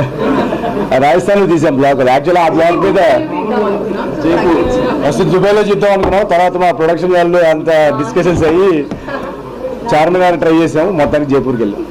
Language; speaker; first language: Telugu; native; Telugu